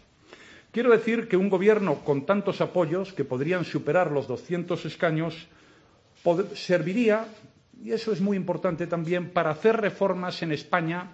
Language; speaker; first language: Spanish; native; Spanish